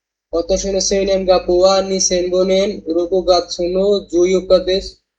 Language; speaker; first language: Japanese; non-native, learner; Bangla